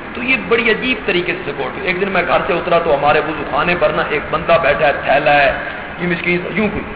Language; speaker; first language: Urdu; non-native, local second language; Punjabi